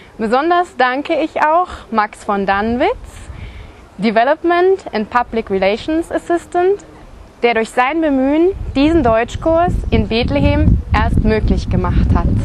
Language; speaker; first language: German; native; German